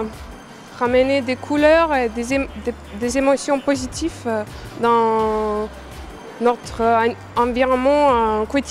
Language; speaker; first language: French; non-native, learner; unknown